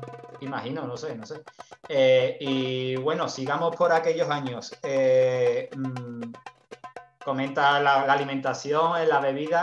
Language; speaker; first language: Spanish; native; Spanish